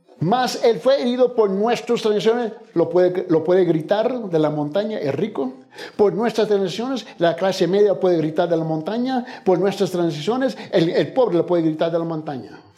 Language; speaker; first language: Spanish; early bilingual, heritage; Spanish